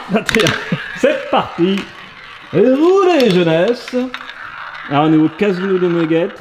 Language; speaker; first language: French; native; French